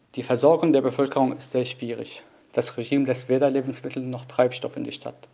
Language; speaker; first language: German; non-native, fluent; Arabic